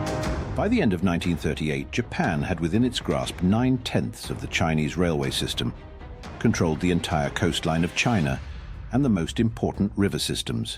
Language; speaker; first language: English; native; English